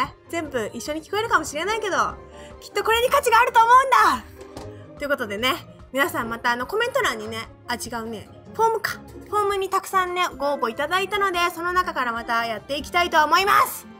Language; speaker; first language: Japanese; native; Japanese